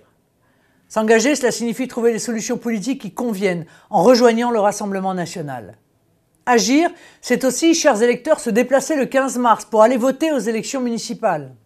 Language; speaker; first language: French; native; French